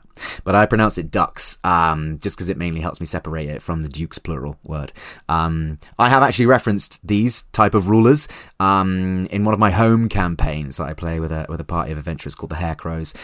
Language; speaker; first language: English; native; English